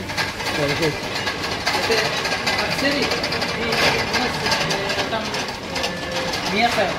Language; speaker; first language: Russian; non-native, learner; Turkish